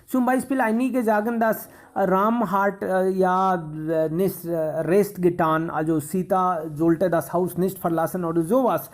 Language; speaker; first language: German; non-native, fluent; Hindi